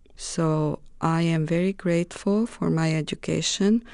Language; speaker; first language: English; non-native, fluent; Romanian